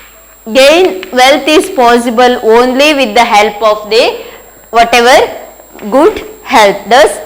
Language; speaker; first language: English; non-native, local second language; Kannada